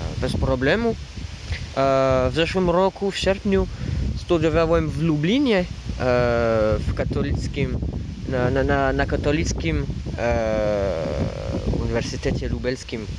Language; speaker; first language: Polish; non-native, learner; French